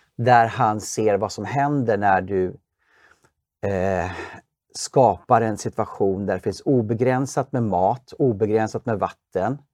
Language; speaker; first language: Swedish; native; Swedish